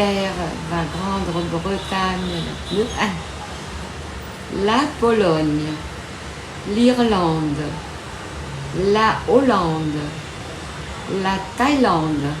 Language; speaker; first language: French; non-native, fluent; Vietnamese